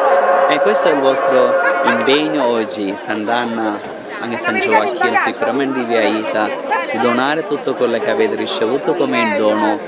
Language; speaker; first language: Italian; non-native, fluent; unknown